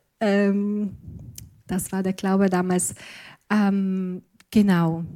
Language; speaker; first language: German; non-native, fluent; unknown